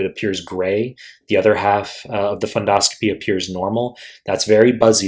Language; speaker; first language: English; native; English